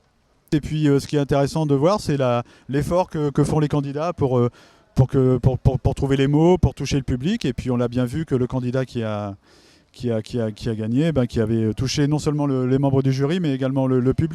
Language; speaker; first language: French; native; French